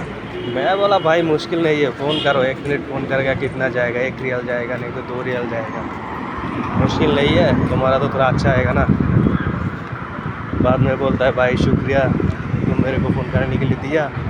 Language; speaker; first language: Hindi; non-native, learner; Bangla